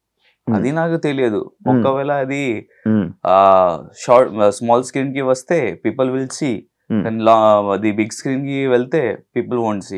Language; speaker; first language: Telugu; non-native, local second language; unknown